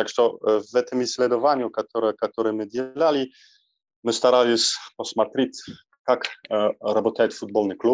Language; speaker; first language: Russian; non-native, learner; Polish